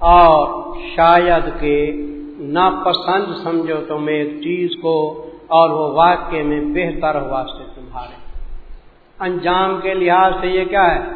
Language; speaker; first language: Urdu; non-native, local second language; Punjabi